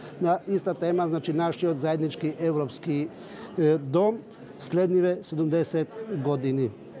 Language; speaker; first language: Macedonian; non-native, local second language; Albanian